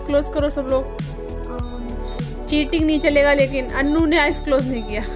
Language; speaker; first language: Hindi; native; Hindi